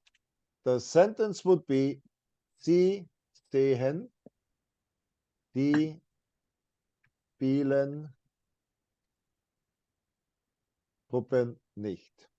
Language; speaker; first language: German; non-native, fluent; English